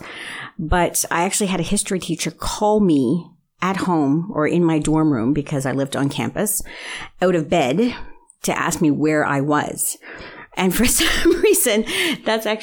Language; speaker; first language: English; native; English